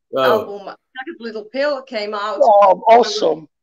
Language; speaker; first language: English; non-native, learner; Finnish